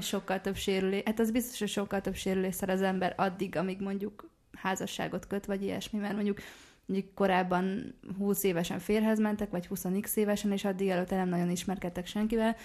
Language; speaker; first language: Hungarian; native; Hungarian